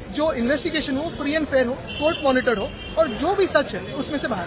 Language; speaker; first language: Hindi; non-native, local second language; Marathi